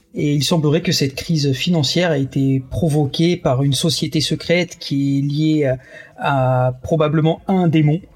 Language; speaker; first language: French; native; French